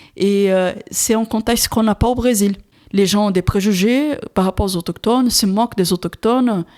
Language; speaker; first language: French; non-native, fluent; Portuguese